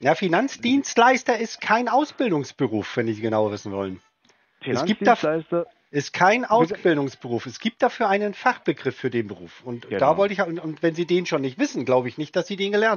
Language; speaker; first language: German; native; German